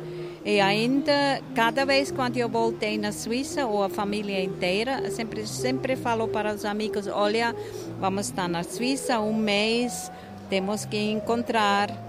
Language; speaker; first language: Portuguese; non-native, fluent; German